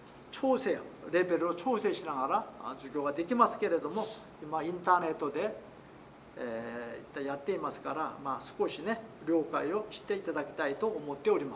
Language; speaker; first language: Japanese; non-native, fluent; Korean